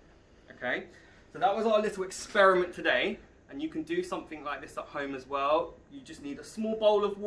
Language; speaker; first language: English; native; English